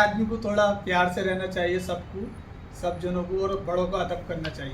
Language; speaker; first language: Hindi; native; Hindi